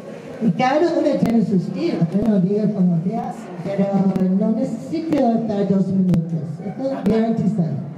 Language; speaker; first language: Spanish; non-native, fluent; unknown